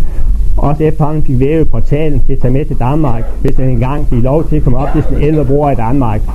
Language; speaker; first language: Danish; native; Danish